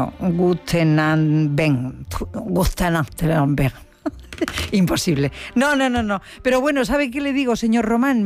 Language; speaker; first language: Spanish; native; Spanish